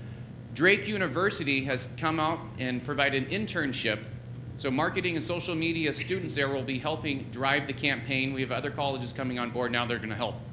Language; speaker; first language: English; native; English